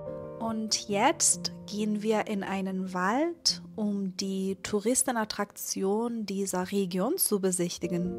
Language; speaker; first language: German; non-native, fluent; Persian